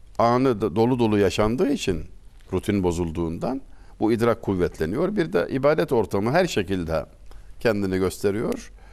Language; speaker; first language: Turkish; native; Turkish